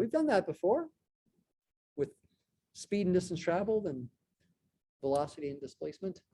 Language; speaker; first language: English; native; English